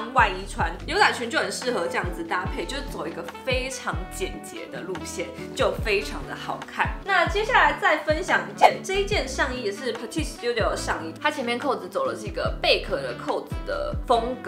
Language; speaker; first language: Chinese; native; Chinese